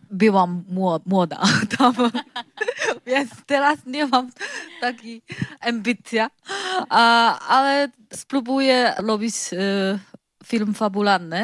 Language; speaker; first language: Polish; non-native, learner; Chinese